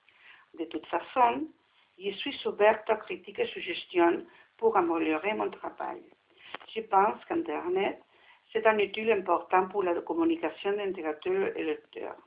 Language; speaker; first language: French; non-native, learner; Spanish